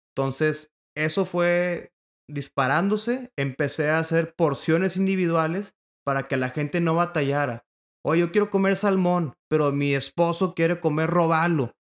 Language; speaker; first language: Spanish; native; Spanish